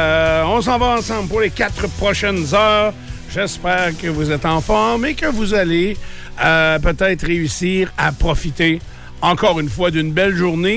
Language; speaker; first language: French; native; French